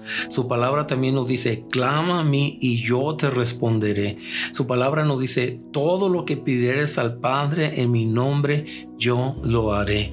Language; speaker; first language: Spanish; native; Spanish